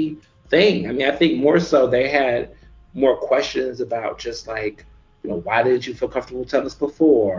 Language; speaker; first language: English; native; English